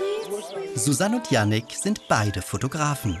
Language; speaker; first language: German; native; German